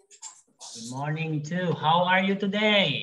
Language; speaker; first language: English; non-native, fluent; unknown